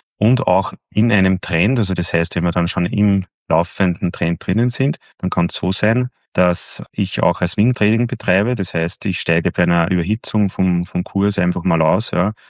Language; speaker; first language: German; native; German